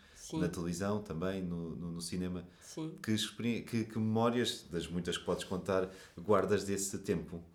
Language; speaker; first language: Portuguese; native; Portuguese